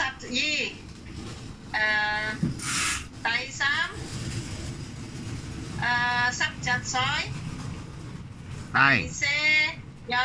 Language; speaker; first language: Cantonese; non-native, learner; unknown